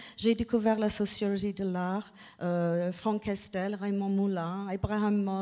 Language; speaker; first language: French; non-native, fluent; English